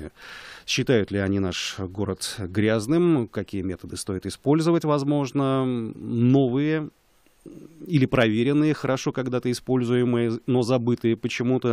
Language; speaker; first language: Russian; native; Russian